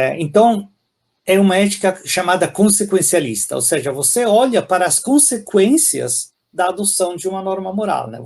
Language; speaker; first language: Portuguese; non-native, fluent; Italian